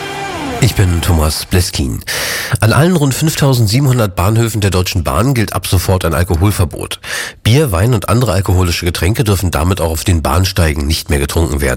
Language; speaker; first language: German; native; German